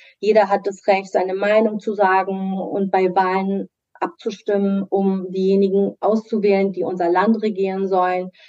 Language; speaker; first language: German; early bilingual, other home language; Persian